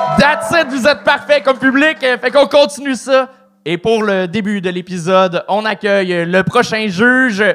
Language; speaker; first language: French; native; French